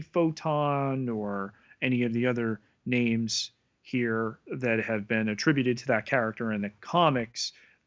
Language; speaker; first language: English; native; English